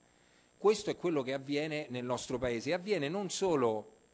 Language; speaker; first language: Italian; native; Italian